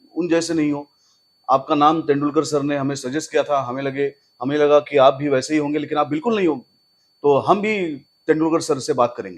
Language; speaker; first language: Hindi; non-native, local second language; Marathi